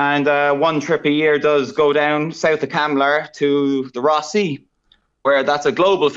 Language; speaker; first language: English; native; English